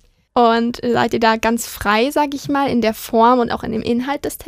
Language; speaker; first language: German; native; German